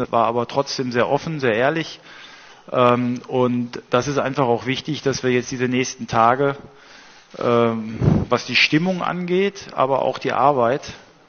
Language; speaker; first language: German; native; German